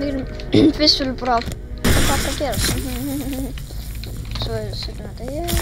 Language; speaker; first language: Icelandic; early bilingual, heritage; Icelandic